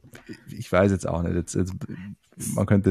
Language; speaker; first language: German; native; German